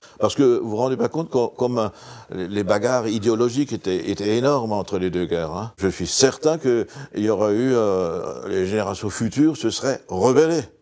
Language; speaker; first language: French; non-native, local second language; Swiss German